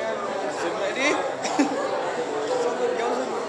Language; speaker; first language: Vietnamese; native; Vietnamese